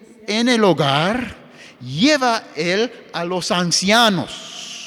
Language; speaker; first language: Spanish; non-native, fluent; English